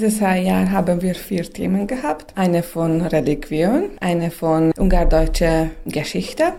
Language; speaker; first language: German; non-native, local second language; Hungarian